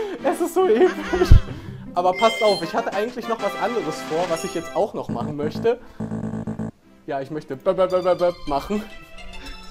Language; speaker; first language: German; native; German